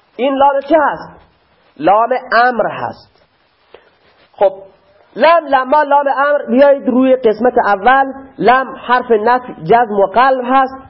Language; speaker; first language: Persian; non-native, local second language; Baluchi